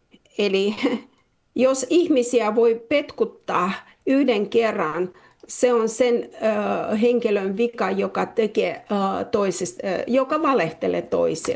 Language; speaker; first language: Finnish; non-native, fluent; Russian